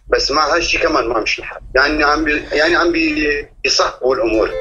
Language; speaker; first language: Arabic; native; Arabic